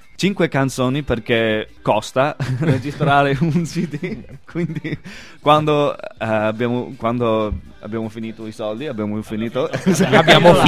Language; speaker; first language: Italian; non-native, fluent; English